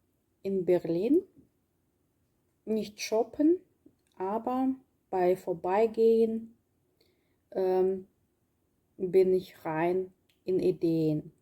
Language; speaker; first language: German; non-native, learner; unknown